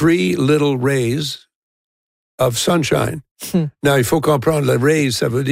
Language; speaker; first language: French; non-native, local second language; English